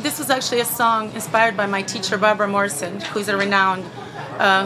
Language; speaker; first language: English; non-native, fluent; Bosnian